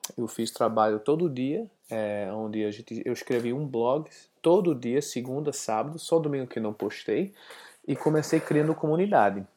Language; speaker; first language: Portuguese; non-native, learner; English